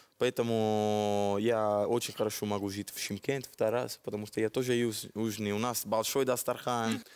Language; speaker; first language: Russian; non-native, learner; Italian